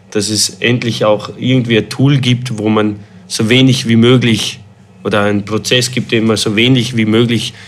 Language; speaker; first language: German; native; German